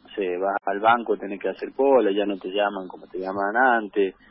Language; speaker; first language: Spanish; native; Spanish